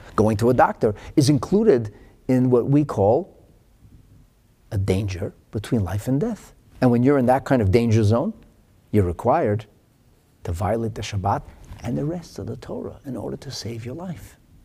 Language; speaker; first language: English; early bilingual, other home language; German